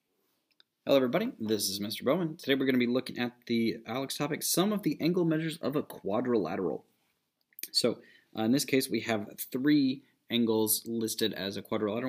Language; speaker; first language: English; native; English